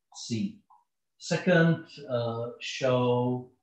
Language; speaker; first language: English; non-native, learner; Czech